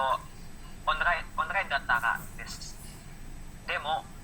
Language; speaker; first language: Japanese; non-native, learner; Indonesian